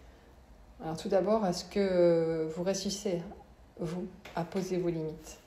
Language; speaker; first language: French; native; French